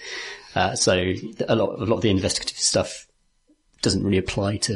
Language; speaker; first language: English; native; English